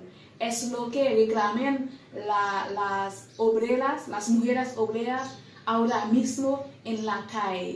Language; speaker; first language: Spanish; non-native, learner; Haitian Creole